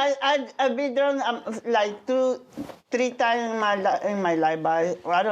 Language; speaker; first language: English; non-native, learner; Spanish